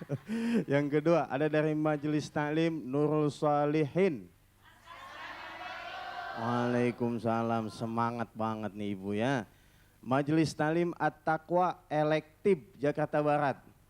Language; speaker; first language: Indonesian; native; Indonesian